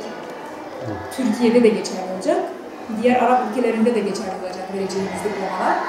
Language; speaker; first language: Turkish; native; Turkish